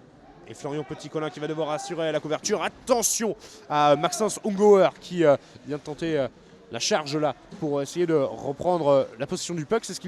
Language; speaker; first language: French; native; French